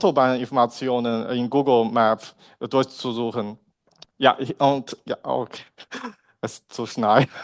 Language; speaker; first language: German; non-native, learner; Chinese